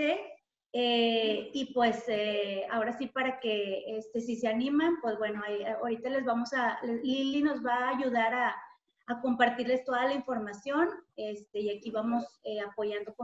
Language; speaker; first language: Spanish; native; Spanish